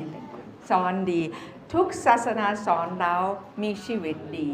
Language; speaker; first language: Thai; non-native, fluent; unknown